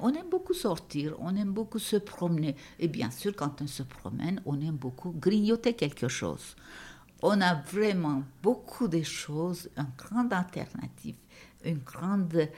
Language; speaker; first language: French; non-native, fluent; Turkish